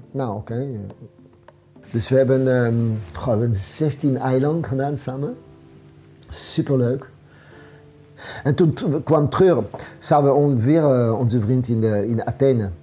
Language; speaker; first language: Dutch; non-native, fluent; French